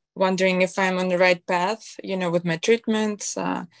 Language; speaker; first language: English; non-native, fluent; Russian